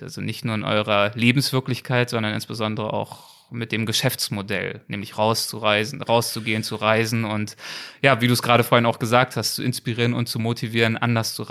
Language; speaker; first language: German; native; German